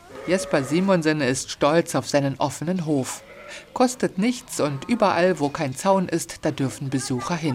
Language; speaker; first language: German; native; German